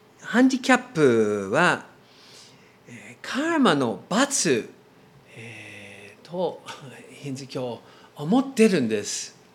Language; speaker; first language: Japanese; non-native, learner; English